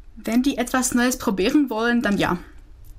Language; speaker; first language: German; non-native, fluent; Czech